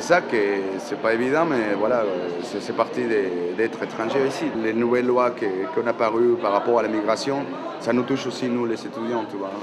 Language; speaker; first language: French; non-native, fluent; Spanish